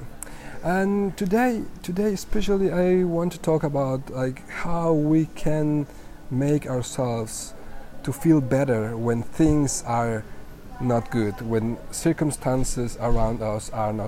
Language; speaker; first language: English; non-native, fluent; Spanish